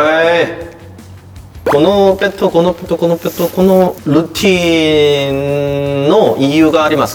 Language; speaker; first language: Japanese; non-native, learner; Korean